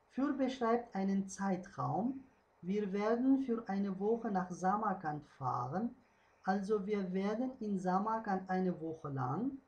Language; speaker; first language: German; non-native, fluent; Uzbek